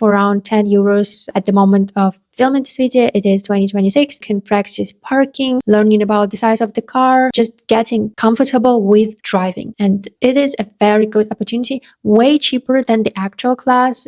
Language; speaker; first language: English; non-native, fluent; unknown